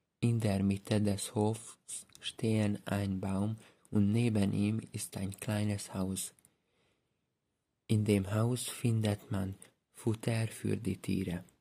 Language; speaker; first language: German; non-native, learner; Hungarian